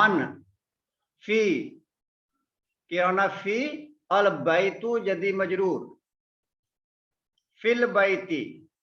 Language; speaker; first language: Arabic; non-native, fluent; Malay